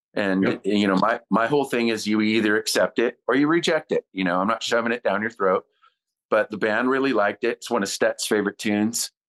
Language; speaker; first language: English; native; English